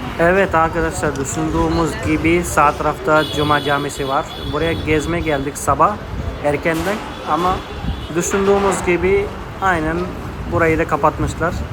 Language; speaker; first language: Turkish; non-native, fluent; Hindi